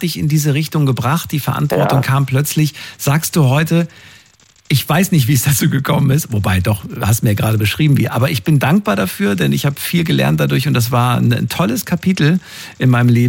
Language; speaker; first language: German; native; German